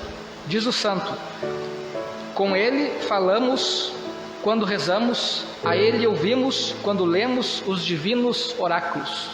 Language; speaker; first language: Portuguese; native; Portuguese